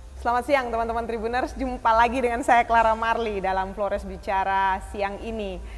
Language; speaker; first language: Indonesian; native; Indonesian